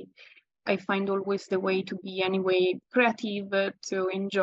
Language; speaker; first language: English; non-native, fluent; Italian